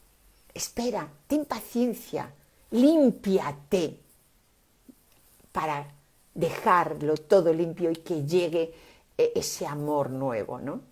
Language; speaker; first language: Spanish; native; Spanish